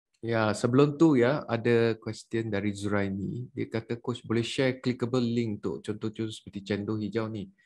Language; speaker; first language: Malay; native; Malay